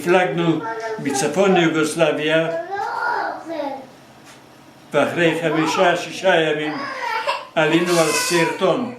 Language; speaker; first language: Hebrew; non-native, fluent; Hungarian